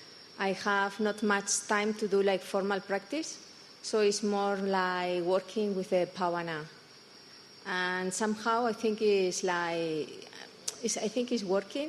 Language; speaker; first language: English; non-native, fluent; Spanish